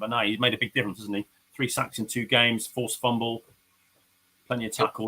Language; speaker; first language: English; native; English